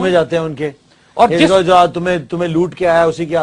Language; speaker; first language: Urdu; native; Urdu